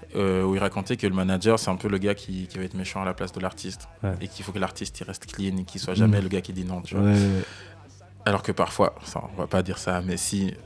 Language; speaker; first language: French; native; French